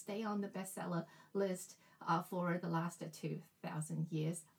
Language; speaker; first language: English; non-native, fluent; Chinese